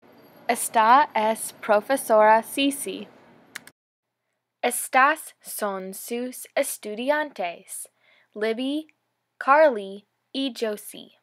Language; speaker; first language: Spanish; non-native, learner; English